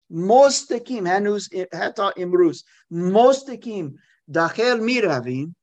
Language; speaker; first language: Persian; non-native, fluent; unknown